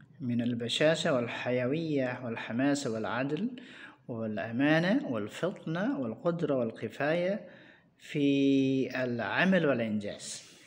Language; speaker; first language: Arabic; non-native, fluent; Indonesian